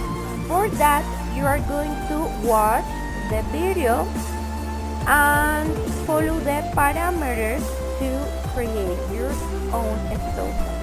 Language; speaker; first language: English; non-native, fluent; Spanish